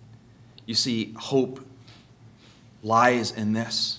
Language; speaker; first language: English; native; English